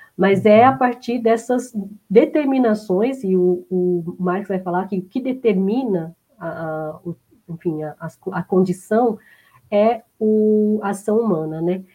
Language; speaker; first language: Portuguese; native; Portuguese